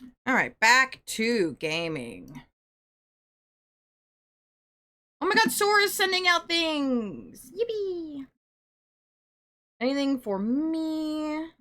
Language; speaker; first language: English; native; English